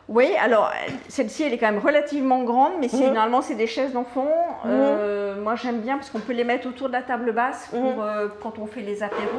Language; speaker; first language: French; native; French